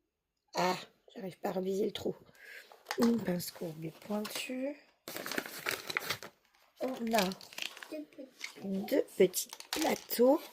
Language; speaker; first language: French; native; French